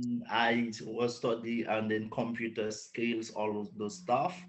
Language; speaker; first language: English; non-native, learner; Haitian Creole